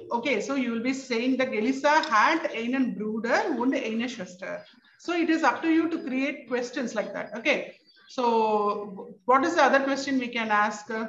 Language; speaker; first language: English; non-native, local second language; Tamil